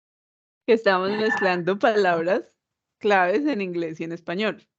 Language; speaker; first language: Spanish; native; Spanish